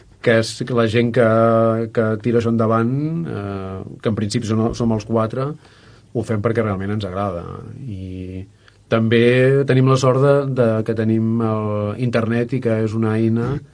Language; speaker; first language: Catalan; native; Catalan